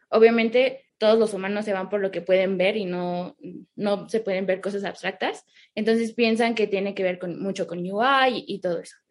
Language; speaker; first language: Spanish; early bilingual, heritage; Spanish